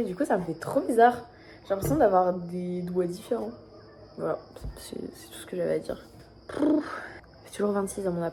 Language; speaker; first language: French; native; French